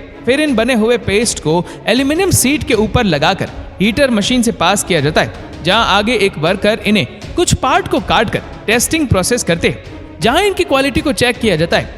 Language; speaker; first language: Hindi; native; Hindi